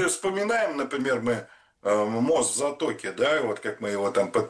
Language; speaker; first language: Russian; native; Russian